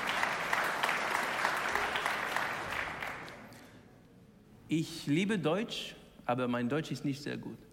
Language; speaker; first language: German; non-native, learner; English